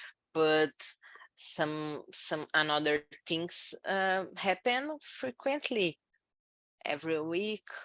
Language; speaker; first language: English; non-native, learner; Portuguese